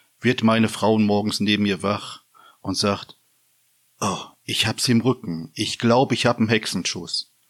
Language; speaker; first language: German; native; German